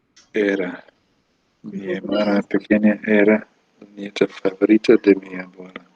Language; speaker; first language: Spanish; non-native, learner; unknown